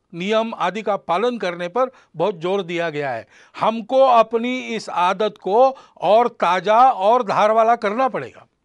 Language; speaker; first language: Hindi; non-native, local second language; Marathi